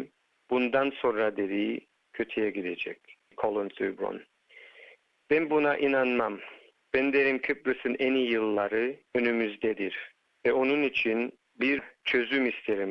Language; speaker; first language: Turkish; early bilingual, heritage; Turkish